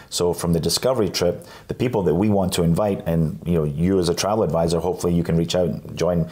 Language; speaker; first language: English; native; English